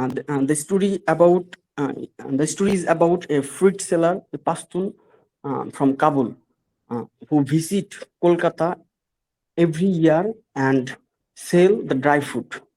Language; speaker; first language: English; non-native, learner; Bangla